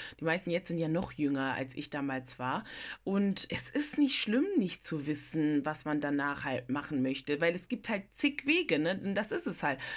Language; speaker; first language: German; early bilingual, other home language; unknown